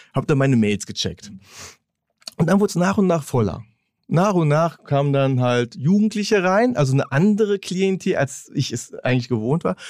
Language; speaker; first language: German; native; German